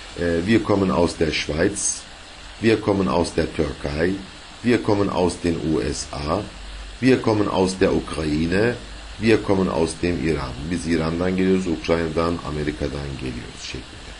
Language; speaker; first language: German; non-native, fluent; Turkish